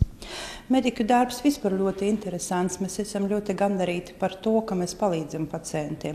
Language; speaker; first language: Latvian; non-native, local second language; Russian